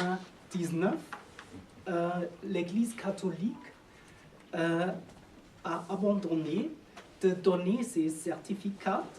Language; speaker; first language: French; non-native, learner; German